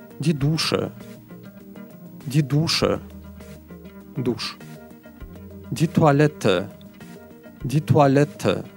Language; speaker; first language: German; non-native, fluent; Russian